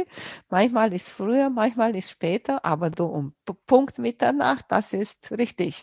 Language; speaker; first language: German; non-native, fluent; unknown